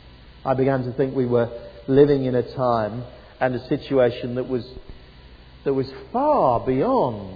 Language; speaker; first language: English; native; English